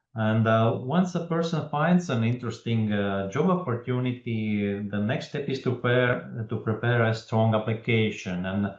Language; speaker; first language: English; non-native, fluent; Latvian